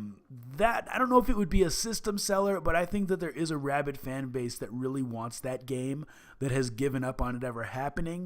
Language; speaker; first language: English; native; English